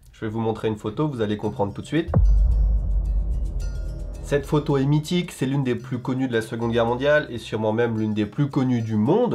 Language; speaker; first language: French; native; French